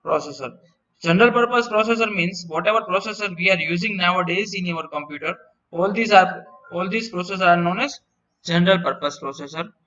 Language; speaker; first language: English; non-native, local second language; Gujarati